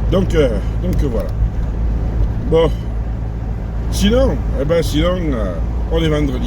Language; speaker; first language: French; native; French